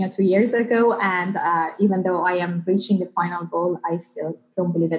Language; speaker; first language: English; non-native, fluent; Persian